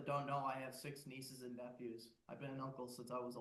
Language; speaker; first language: English; native; English